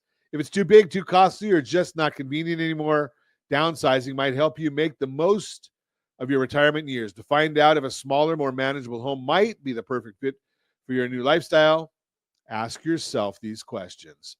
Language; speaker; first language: English; native; English